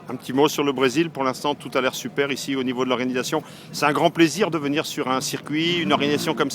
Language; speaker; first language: French; native; French